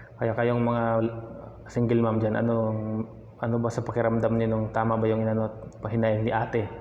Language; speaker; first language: Filipino; native; Filipino